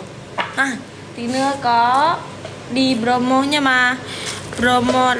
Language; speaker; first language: Vietnamese; non-native, learner; Javanese